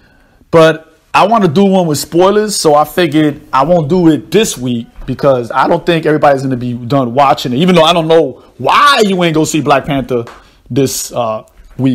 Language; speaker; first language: English; native; English